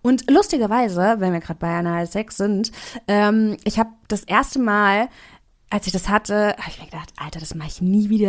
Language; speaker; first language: German; native; German